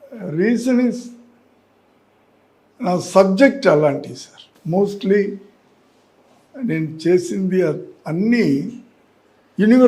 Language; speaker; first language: Telugu; non-native, learner; Tamil